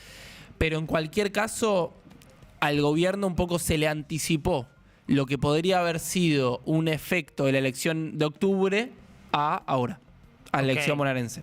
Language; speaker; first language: Spanish; native; Spanish